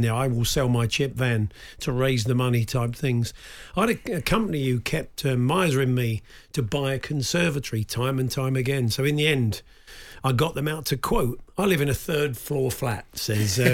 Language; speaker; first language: English; native; English